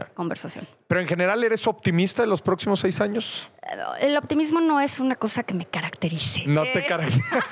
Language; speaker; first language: Spanish; native; Spanish